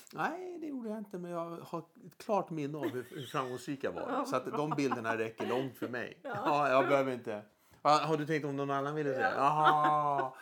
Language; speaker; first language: Swedish; native; Swedish